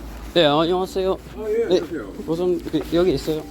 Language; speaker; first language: Korean; non-native, learner; Filipino